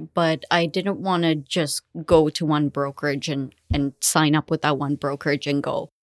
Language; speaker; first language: English; early bilingual, other home language; Arabic